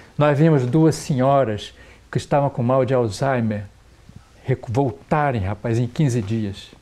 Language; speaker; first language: Portuguese; native; Portuguese